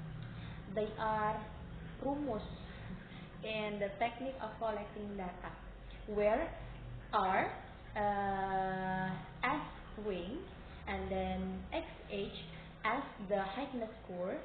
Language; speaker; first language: English; non-native, learner; Indonesian